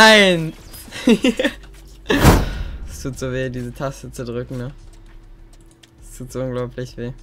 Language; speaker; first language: German; native; German